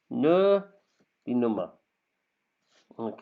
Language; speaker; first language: German; non-native, fluent; English